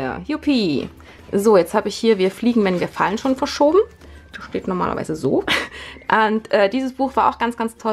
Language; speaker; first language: German; native; German